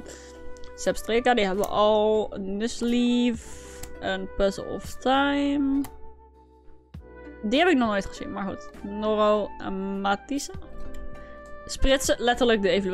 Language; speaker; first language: Dutch; native; Dutch